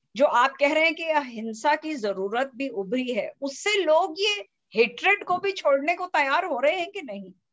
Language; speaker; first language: Hindi; native; Hindi